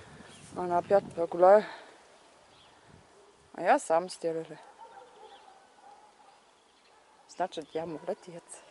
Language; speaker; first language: Russian; non-native, learner; German